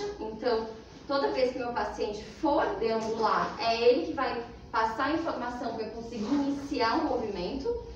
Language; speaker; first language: Portuguese; native; Portuguese